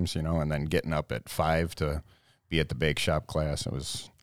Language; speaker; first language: English; native; English